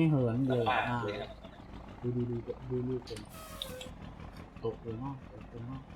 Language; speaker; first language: Thai; native; Thai